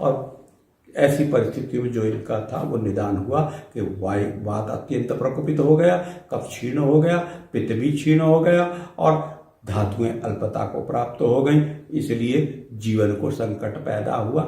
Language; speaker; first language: Hindi; native; Hindi